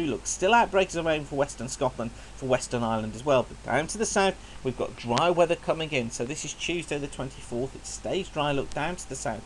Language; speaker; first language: English; native; English